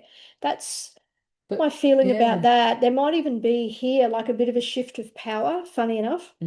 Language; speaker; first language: English; native; English